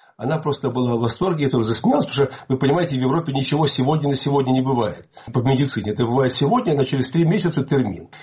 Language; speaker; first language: Russian; native; Russian